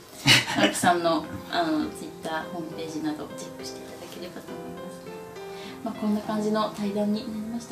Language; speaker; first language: Japanese; native; Japanese